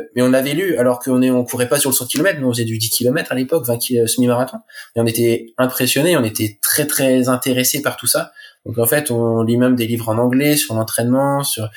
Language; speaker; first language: French; native; French